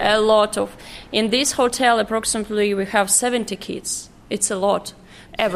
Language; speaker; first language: English; non-native, fluent; Ukrainian